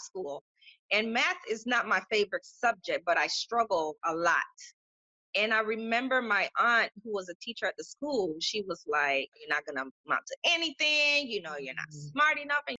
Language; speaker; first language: English; non-native, fluent; Spanish